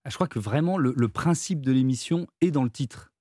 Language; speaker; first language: French; native; French